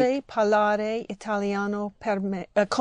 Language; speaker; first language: Italian; non-native, learner; English